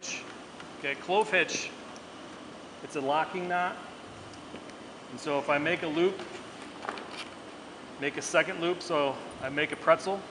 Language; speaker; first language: English; native; English